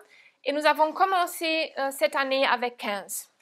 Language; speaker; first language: French; non-native, fluent; German